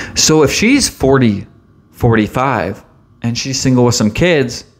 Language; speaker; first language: English; native; English